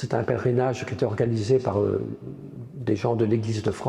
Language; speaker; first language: French; native; French